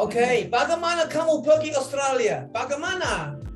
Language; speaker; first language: Indonesian; non-native, learner; English